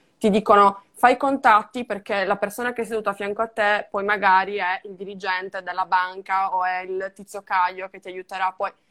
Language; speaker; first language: Italian; native; Italian